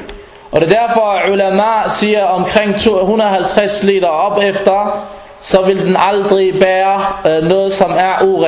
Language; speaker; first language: Danish; non-native, fluent; Arabic